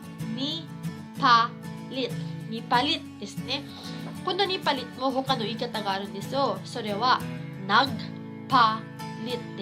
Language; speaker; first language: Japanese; non-native, fluent; Cebuano